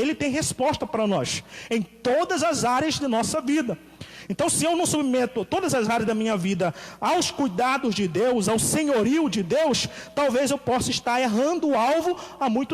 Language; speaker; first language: Portuguese; native; Portuguese